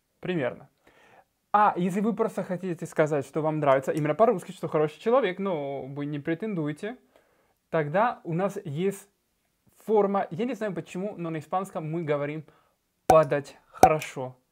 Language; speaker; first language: Russian; non-native, fluent; Spanish